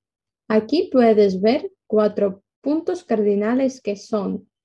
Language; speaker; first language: Spanish; non-native, fluent; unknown